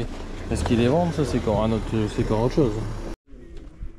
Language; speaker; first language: French; native; French